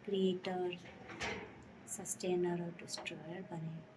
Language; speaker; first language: Hindi; native; Hindi